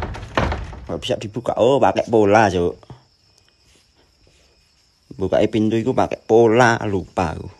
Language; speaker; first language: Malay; non-native, local second language; Javanese